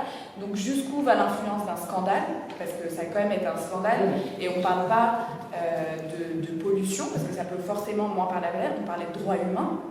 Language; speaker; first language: French; native; French